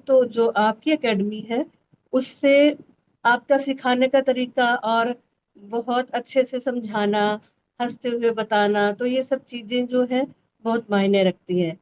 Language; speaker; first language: Hindi; native; Hindi